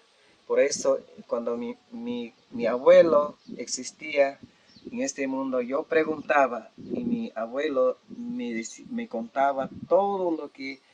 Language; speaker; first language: Spanish; non-native, local second language; Shipibo-Conibo